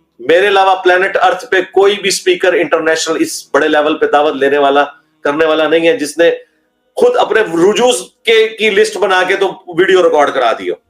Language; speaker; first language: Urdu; non-native, local second language; Punjabi